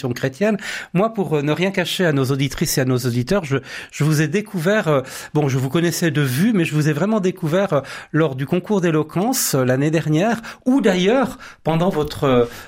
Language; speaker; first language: French; native; French